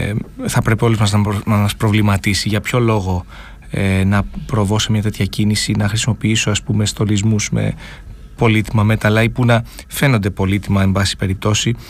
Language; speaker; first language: Greek; native; Greek